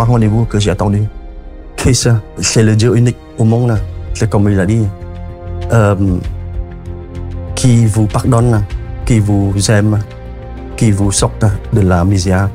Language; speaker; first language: French; non-native, fluent; Khmer